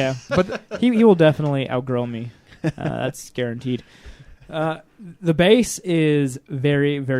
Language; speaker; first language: English; native; English